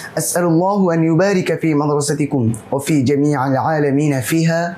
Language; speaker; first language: Arabic; non-native, learner; Bangla